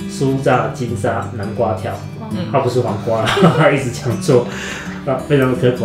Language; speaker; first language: Chinese; native; Chinese